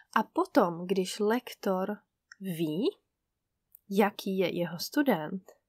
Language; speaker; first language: Czech; native; Czech